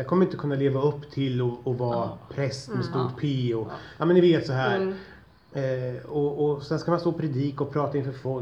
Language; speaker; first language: Swedish; native; Swedish